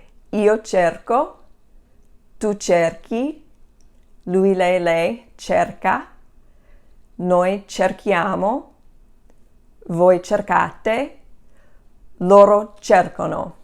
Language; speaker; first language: Italian; non-native, fluent; English